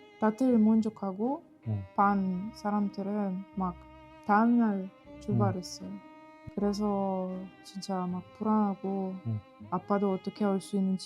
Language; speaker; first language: Korean; non-native, fluent; Ukrainian